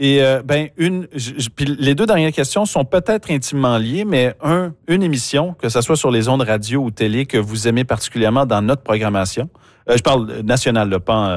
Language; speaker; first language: French; native; French